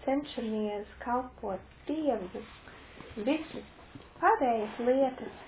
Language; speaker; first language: Latvian; non-native, local second language; Russian